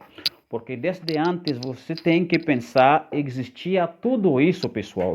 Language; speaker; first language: Portuguese; non-native, fluent; Haitian Creole